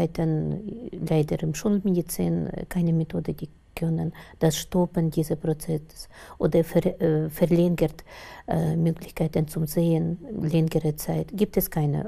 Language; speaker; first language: German; non-native, learner; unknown